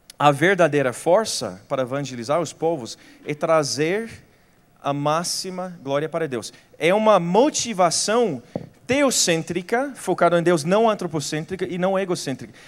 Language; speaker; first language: Portuguese; non-native, fluent; English